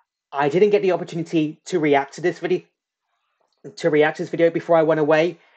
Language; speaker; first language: English; native; English